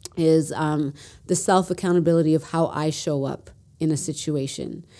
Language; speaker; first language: English; native; English